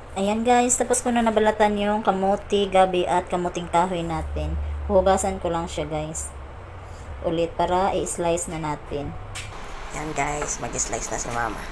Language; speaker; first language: Filipino; non-native, local second language; Cebuano